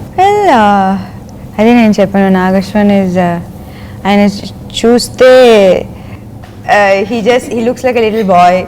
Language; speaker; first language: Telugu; non-native, fluent; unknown